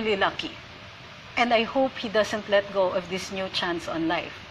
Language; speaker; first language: English; non-native, local second language; Filipino